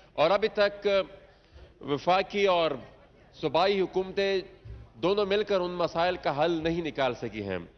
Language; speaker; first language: Urdu; non-native, local second language; Pashto